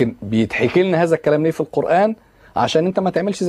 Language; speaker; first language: Arabic; native; Arabic